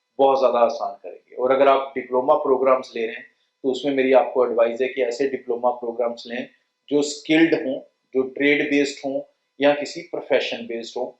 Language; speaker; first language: Hindi; non-native, local second language; Punjabi